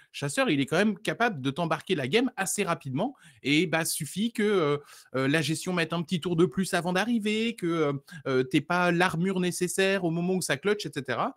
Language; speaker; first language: French; native; French